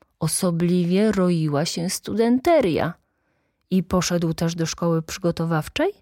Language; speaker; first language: Polish; native; Polish